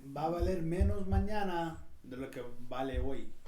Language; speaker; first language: Spanish; early bilingual, heritage; Spanish